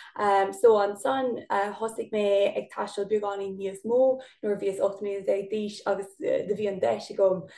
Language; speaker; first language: Irish; non-native, local second language; English